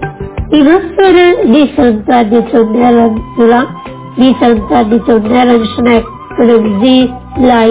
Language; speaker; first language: German; non-native, fluent; Indonesian